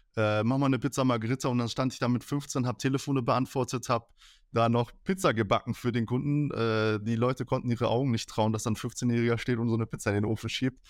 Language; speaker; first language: German; early bilingual, other home language; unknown